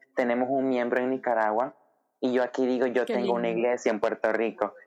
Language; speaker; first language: Spanish; native; Spanish